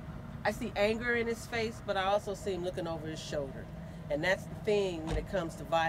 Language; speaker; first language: English; native; English